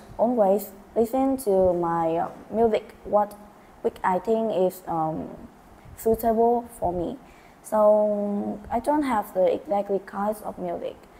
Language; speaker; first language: English; non-native, learner; Vietnamese